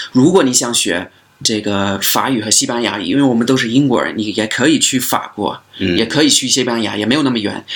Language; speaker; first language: Chinese; non-native, fluent; English